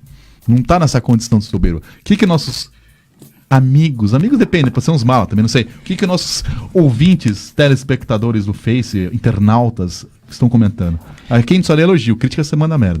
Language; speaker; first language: Portuguese; native; Portuguese